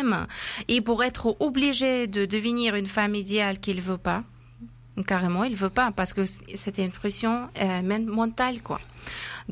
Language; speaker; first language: French; non-native, fluent; Persian